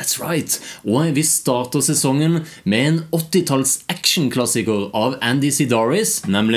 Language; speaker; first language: Norwegian; native; Norwegian